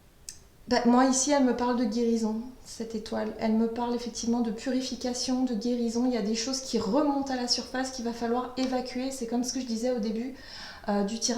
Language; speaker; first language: French; native; French